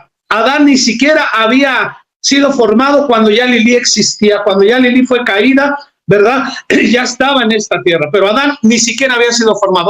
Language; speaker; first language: Spanish; native; Spanish